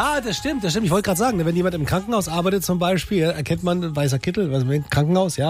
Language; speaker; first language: German; native; German